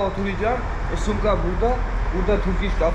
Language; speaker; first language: Turkish; non-native, learner; Armenian